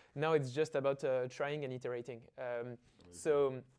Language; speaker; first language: English; non-native, fluent; French